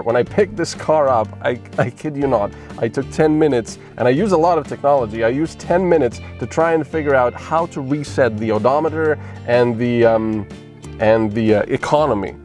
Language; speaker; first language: English; non-native, fluent; Slovenian